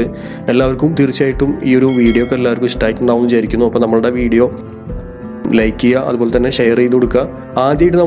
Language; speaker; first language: Malayalam; native; Malayalam